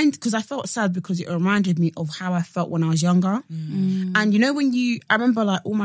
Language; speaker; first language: English; native; English